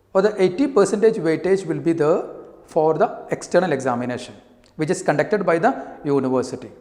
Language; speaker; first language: English; non-native, local second language; Malayalam